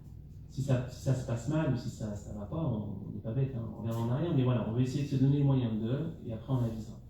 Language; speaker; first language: French; native; French